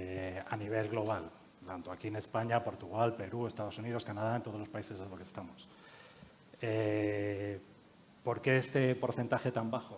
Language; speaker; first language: Spanish; native; Spanish